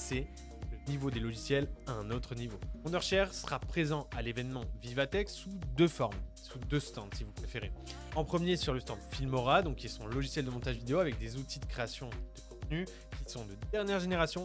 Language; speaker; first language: French; native; French